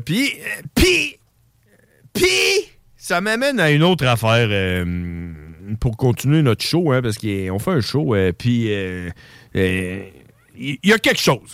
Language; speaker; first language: French; native; French